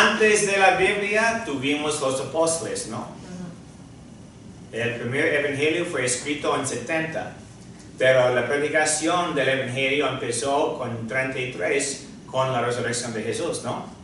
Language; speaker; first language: Spanish; non-native, fluent; English